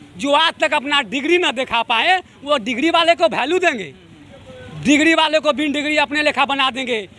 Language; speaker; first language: Hindi; native; Hindi